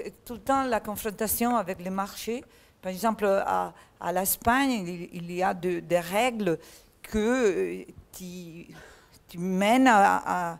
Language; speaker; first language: French; non-native, learner; Catalan